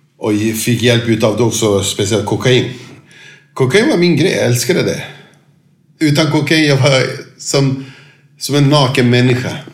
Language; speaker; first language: Swedish; non-native, fluent; Turkish